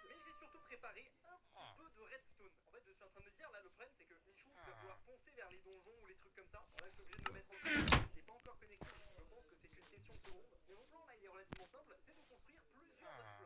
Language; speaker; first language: French; native; French